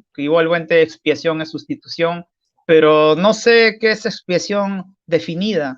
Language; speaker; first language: Spanish; native; Spanish